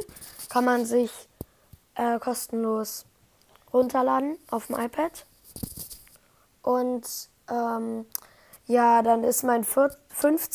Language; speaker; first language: German; native; German